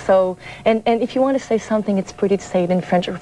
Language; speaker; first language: English; non-native, fluent; French